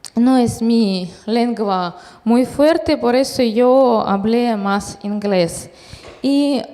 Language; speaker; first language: Spanish; non-native, fluent; Russian